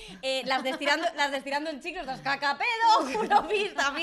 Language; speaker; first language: Spanish; native; Spanish